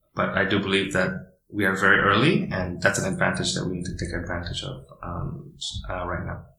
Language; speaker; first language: English; non-native, fluent; Indonesian